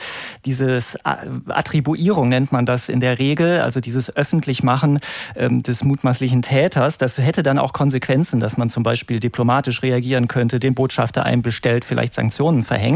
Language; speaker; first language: German; native; German